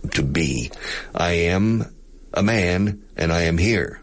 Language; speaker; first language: English; native; English